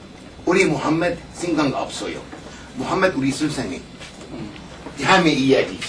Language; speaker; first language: Korean; non-native, learner; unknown